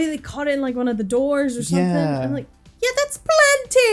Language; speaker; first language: English; native; English